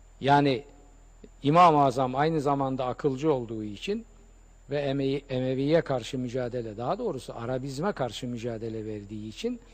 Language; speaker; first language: Turkish; native; Turkish